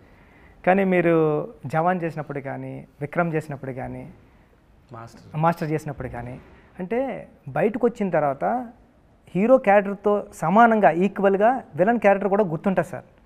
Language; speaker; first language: Telugu; native; Telugu